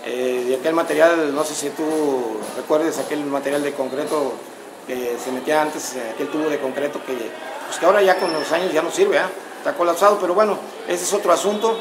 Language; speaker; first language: Spanish; native; Spanish